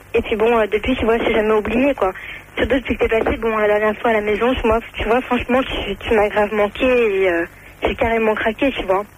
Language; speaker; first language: French; early bilingual, other home language; Arabic